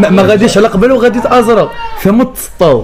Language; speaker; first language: Arabic; native; Arabic